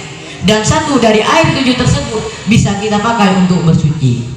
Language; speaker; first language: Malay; non-native, local second language; Madurese